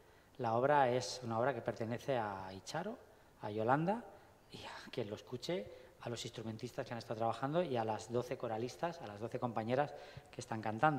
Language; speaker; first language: Spanish; native; Spanish